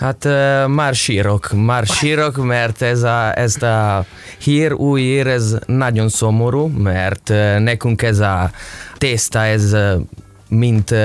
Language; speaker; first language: Hungarian; non-native, learner; Italian